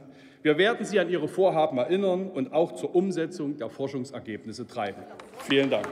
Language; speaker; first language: German; native; German